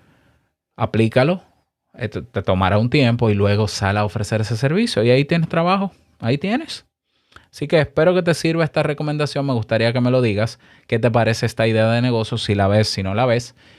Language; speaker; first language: Spanish; native; Spanish